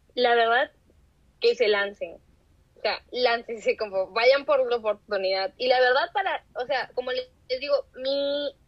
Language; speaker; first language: Spanish; native; Spanish